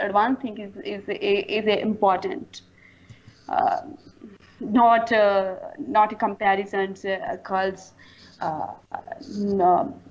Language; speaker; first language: English; non-native, learner; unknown